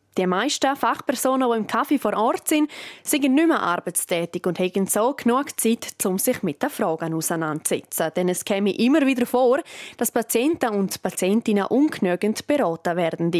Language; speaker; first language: German; native; German